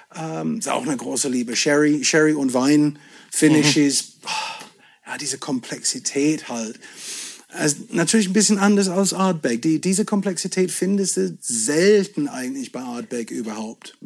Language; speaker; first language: German; non-native, fluent; English